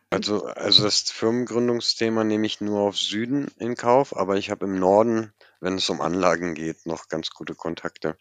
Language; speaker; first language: German; native; German